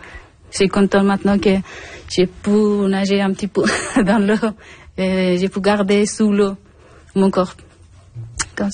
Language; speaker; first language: French; non-native, learner; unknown